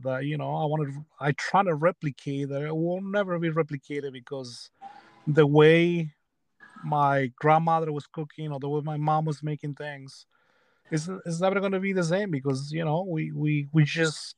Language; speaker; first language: English; early bilingual, other home language; Spanish